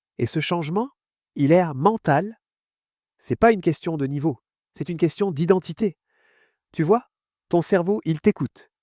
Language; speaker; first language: French; non-native, fluent; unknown